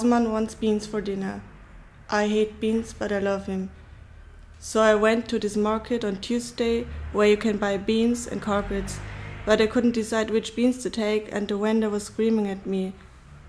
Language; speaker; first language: English; non-native, fluent; German